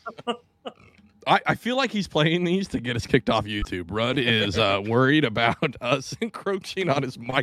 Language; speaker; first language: English; native; English